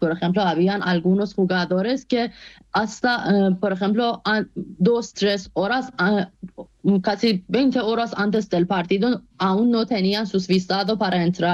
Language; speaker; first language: Spanish; non-native, fluent; Persian